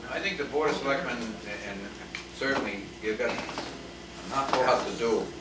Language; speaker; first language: English; native; English